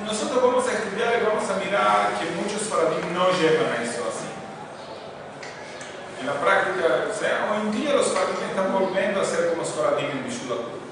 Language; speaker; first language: Spanish; non-native, fluent; Portuguese